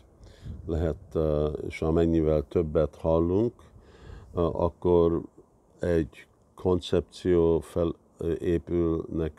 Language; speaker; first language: Hungarian; early bilingual, heritage; Hungarian